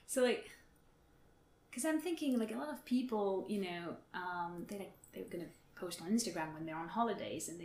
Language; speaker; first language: English; non-native, fluent; French